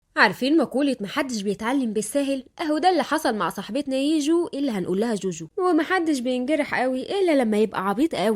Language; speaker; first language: Arabic; native; Arabic